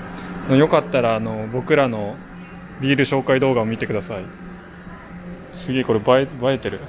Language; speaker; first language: Japanese; native; Japanese